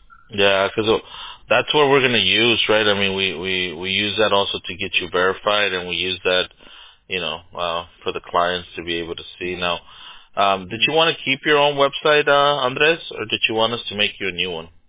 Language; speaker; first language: English; early bilingual, other home language; Spanish